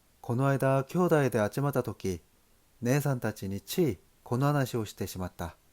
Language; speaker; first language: Japanese; non-native, learner; Korean